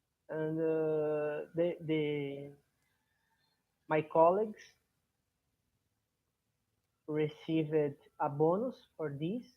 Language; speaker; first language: English; non-native, learner; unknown